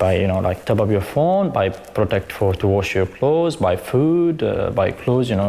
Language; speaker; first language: English; non-native, learner; Arabic